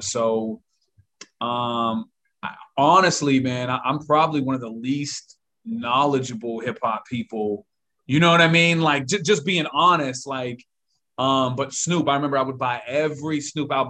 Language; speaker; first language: English; native; English